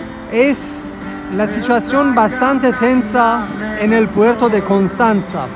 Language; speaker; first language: Spanish; non-native, learner; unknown